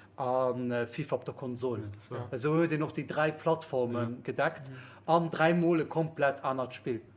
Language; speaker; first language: Luxembourgish; native; Luxembourgish